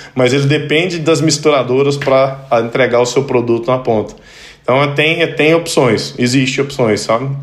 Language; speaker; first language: Portuguese; native; Portuguese